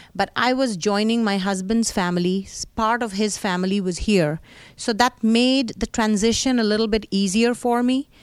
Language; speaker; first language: English; non-native, local second language; Hindi